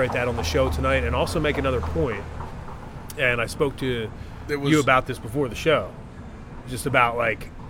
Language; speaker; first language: English; native; English